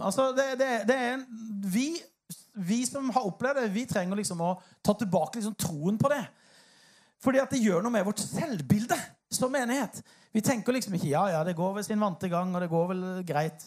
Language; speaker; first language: Norwegian; native; Norwegian